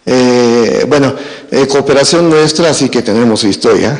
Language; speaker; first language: Spanish; non-native, fluent; Japanese